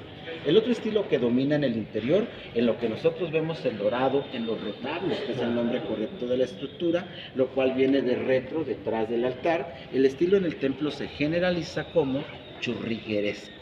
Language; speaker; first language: Spanish; native; Spanish